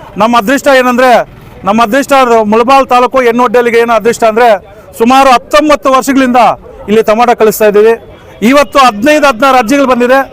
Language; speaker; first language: Kannada; native; Kannada